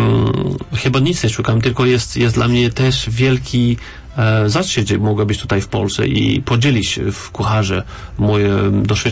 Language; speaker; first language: Polish; non-native, learner; French